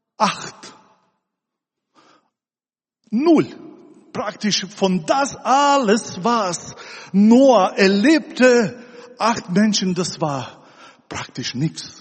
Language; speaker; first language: German; non-native, fluent; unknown